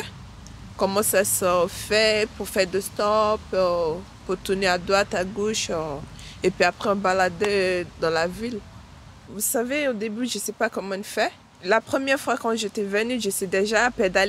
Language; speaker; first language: French; non-native, learner; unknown